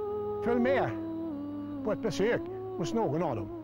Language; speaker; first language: Swedish; native; Swedish